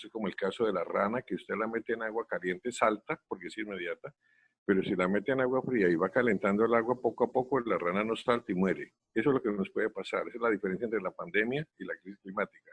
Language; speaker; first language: Spanish; native; Spanish